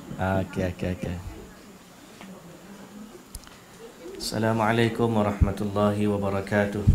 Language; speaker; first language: Arabic; non-native, fluent; Malay